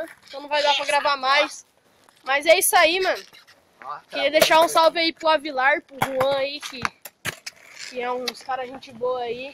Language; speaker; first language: Portuguese; native; Portuguese